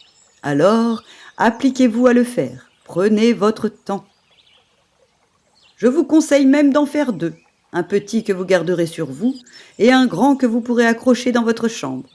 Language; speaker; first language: French; native; French